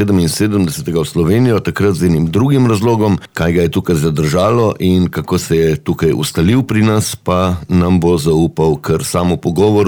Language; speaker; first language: Slovenian; native; Slovenian